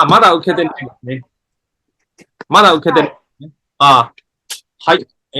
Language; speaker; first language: Japanese; non-native, fluent; Burmese